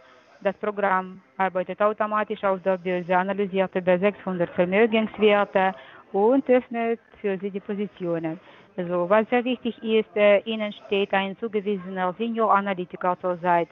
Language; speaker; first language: German; non-native, fluent; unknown